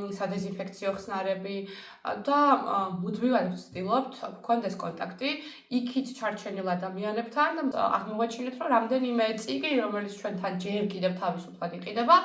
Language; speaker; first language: Georgian; native; Georgian